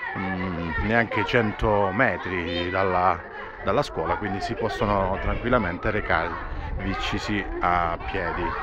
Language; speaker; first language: Italian; native; Italian